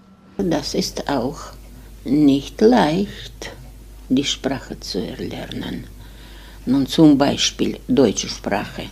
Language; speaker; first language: German; non-native, fluent; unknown